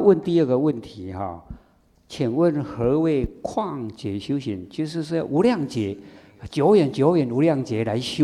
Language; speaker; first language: Chinese; native; Chinese